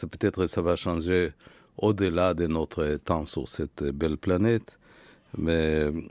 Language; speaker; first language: French; non-native, fluent; Hebrew